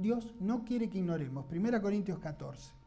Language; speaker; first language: Spanish; native; Spanish